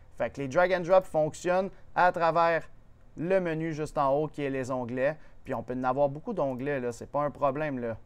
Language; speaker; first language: French; native; French